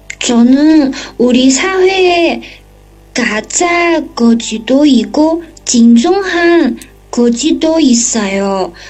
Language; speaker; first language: Korean; non-native, learner; Chinese